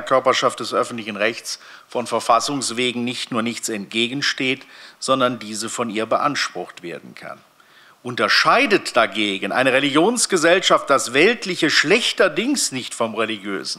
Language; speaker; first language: German; native; German